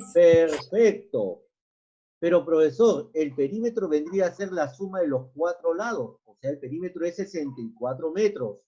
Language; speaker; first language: Spanish; native; Spanish